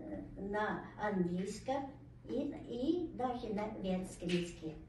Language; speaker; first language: Russian; non-native, local second language; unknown